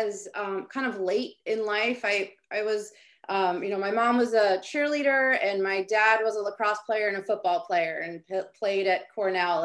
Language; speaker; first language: English; native; English